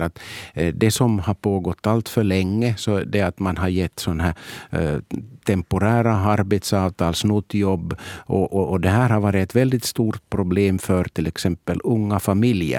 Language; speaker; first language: Swedish; native; Swedish